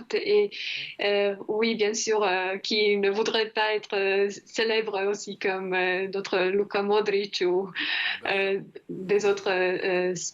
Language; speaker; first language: French; non-native, fluent; Croatian